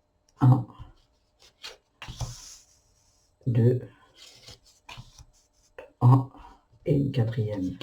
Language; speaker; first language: French; native; French